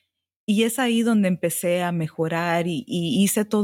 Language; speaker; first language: Spanish; early bilingual, heritage; Spanish